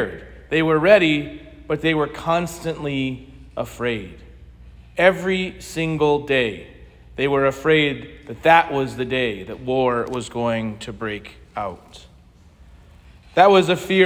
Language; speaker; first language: English; native; English